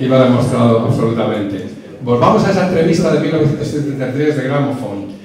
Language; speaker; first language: Spanish; native; Spanish